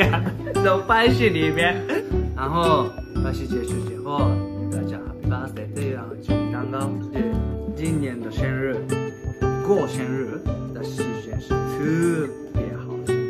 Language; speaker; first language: Chinese; non-native, learner; Japanese